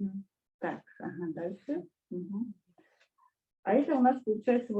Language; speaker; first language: Russian; native; Russian